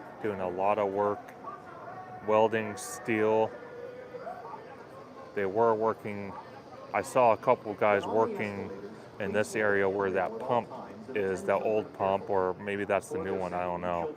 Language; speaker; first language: English; native; English